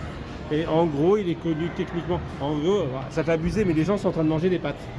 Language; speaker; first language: French; native; French